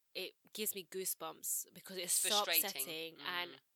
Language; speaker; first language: English; native; English